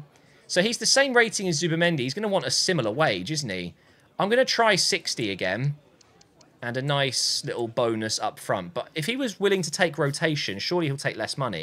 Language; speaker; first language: English; native; English